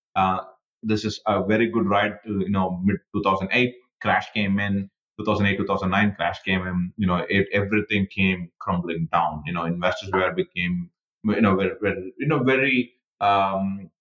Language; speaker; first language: English; non-native, local second language; Tamil